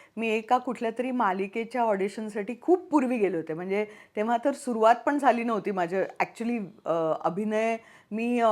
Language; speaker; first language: Marathi; native; Marathi